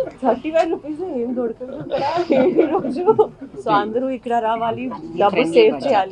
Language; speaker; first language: Telugu; non-native, learner; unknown